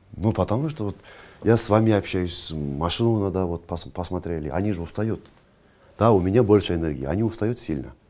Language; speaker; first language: Russian; non-native, local second language; Kazakh